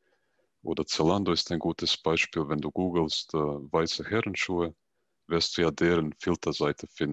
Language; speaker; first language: German; native; German